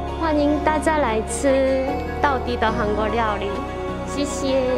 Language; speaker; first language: Chinese; non-native, learner; Korean